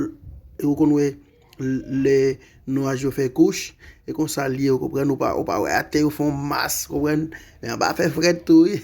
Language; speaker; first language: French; non-native, learner; Haitian Creole